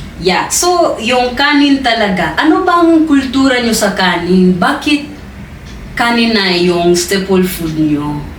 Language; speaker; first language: Filipino; non-native, fluent; Swahili